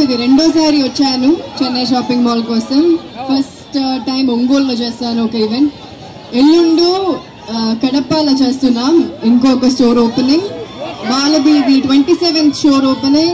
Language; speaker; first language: Telugu; non-native, local second language; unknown